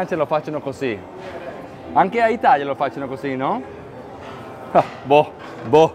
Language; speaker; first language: Italian; non-native, learner; English